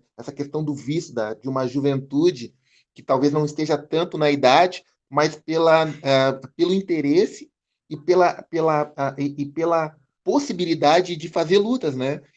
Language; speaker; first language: Portuguese; native; Portuguese